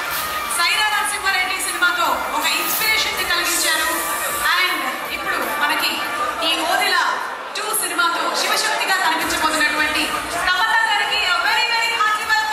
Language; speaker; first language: Telugu; native; Telugu